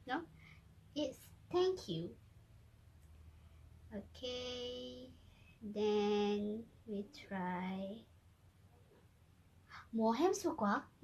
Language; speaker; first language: English; non-native, local second language; Malay